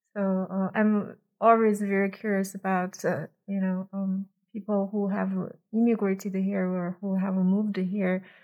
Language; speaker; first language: English; non-native, fluent; Chinese